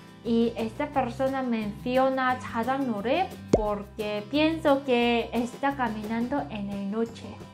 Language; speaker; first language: Spanish; non-native, learner; Korean